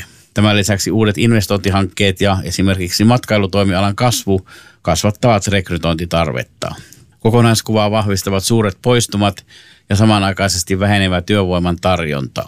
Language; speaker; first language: Finnish; native; Finnish